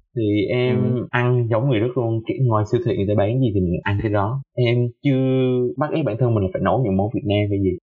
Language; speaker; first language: Vietnamese; native; Vietnamese